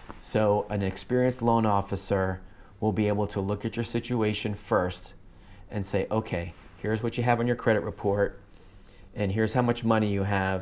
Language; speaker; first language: English; native; English